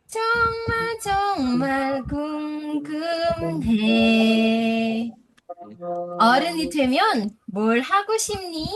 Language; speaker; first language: Korean; non-native, fluent; Indonesian